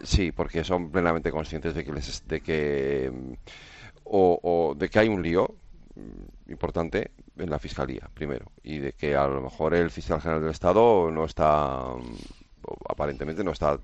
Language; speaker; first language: Spanish; native; Spanish